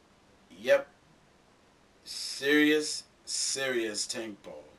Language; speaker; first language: English; native; English